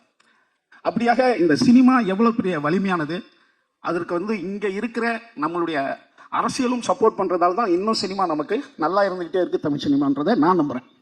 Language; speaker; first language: Tamil; native; Tamil